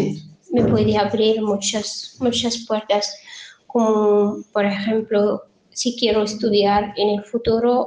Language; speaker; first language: Spanish; non-native, fluent; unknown